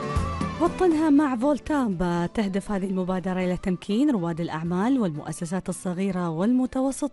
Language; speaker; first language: Arabic; native; Arabic